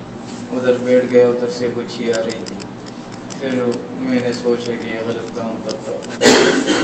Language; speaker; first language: Hindi; non-native, local second language; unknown